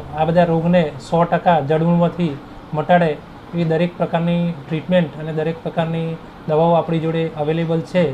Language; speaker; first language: Gujarati; native; Gujarati